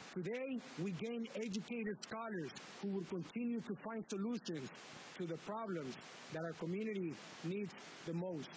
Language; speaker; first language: English; early bilingual, other home language; Spanish